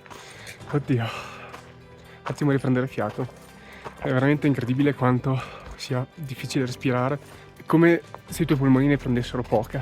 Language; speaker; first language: Italian; native; Italian